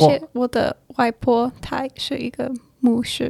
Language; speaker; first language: Chinese; non-native, learner; English